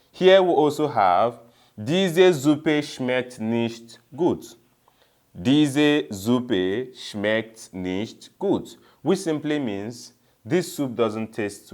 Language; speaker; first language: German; non-native, fluent; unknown